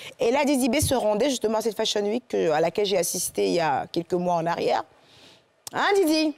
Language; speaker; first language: French; native; French